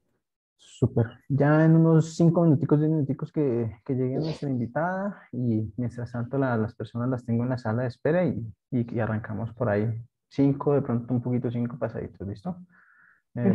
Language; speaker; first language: Spanish; native; Spanish